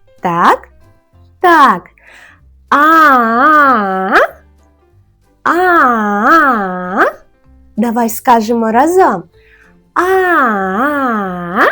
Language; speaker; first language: Ukrainian; native; Ukrainian